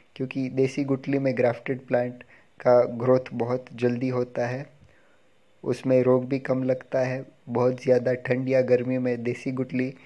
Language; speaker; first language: Hindi; non-native, local second language; Gujarati